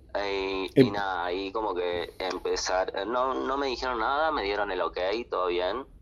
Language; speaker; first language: Spanish; native; Spanish